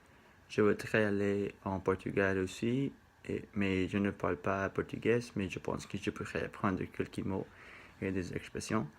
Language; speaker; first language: French; non-native, learner; Spanish